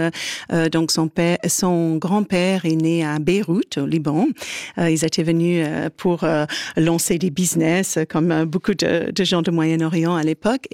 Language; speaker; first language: French; native; French